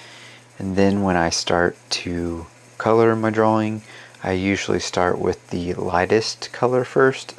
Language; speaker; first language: English; native; English